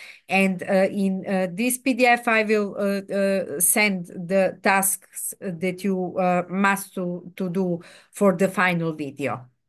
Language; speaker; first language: English; non-native, fluent; Serbian